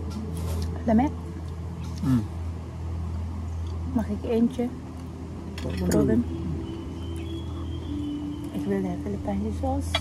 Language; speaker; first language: Dutch; non-native, learner; Filipino